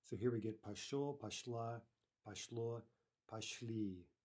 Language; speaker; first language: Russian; non-native, fluent; English